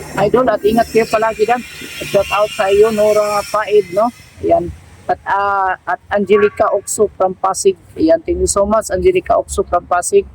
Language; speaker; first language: Filipino; non-native, local second language; Cebuano